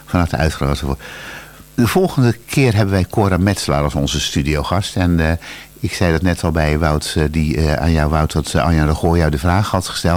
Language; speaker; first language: Dutch; native; Dutch